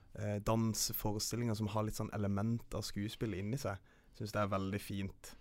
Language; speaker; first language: Norwegian; early bilingual, other home language; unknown